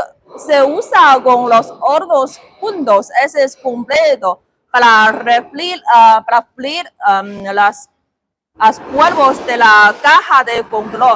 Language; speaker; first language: Spanish; non-native, learner; Chinese